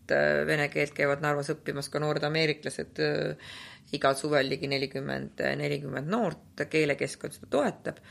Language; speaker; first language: Estonian; native; Estonian